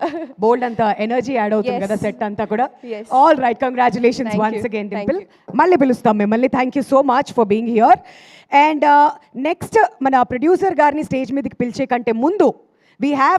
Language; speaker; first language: Telugu; native; Telugu